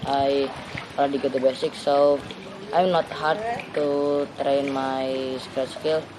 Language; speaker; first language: English; non-native, learner; Indonesian